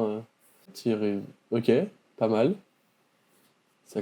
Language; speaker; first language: French; native; French